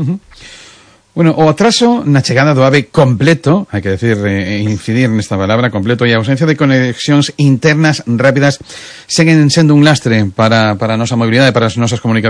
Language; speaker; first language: Galician; non-native, local second language; Spanish